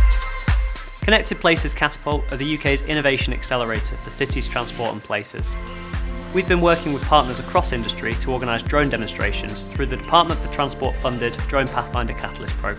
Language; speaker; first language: English; native; English